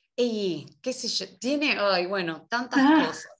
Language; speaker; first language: Spanish; native; Spanish